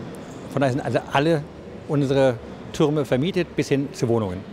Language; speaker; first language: German; native; German